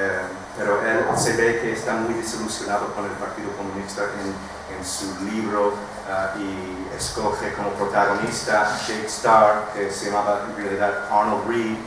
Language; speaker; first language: Spanish; non-native, fluent; English